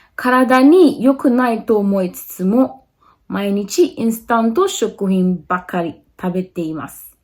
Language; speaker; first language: Japanese; non-native, learner; English